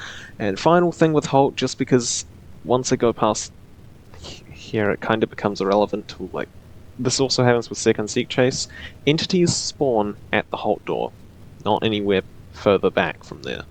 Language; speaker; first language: English; native; English